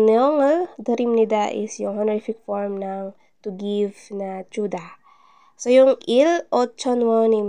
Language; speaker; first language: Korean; non-native, fluent; Filipino